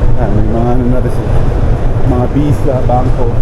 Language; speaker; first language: Filipino; non-native, local second language; Pampanga